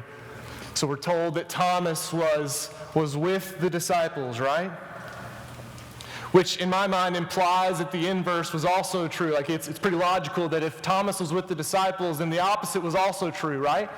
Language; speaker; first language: English; native; English